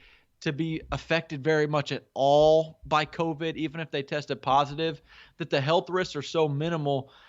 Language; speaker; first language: English; native; English